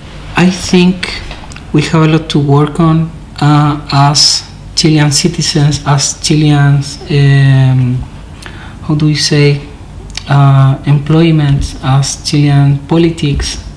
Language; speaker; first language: English; non-native, fluent; Spanish